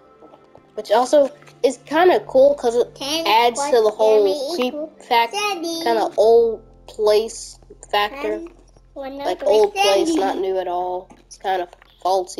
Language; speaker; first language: English; native; English